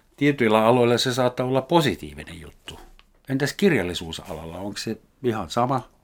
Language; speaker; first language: Finnish; non-native, fluent; German